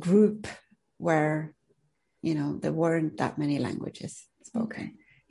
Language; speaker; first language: English; non-native, fluent; Swedish